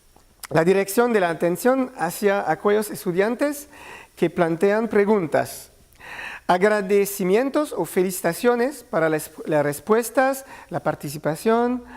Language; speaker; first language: Spanish; non-native, learner; French